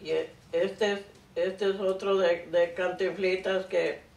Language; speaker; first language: Spanish; early bilingual, heritage; Spanish